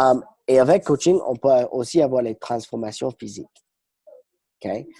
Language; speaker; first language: French; non-native, fluent; English